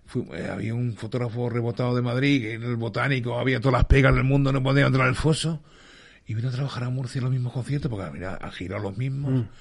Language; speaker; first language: Spanish; early bilingual, other home language; English